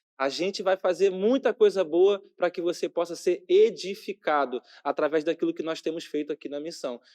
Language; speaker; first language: Portuguese; native; Portuguese